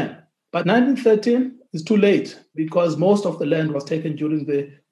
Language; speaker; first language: English; non-native, local second language; Xhosa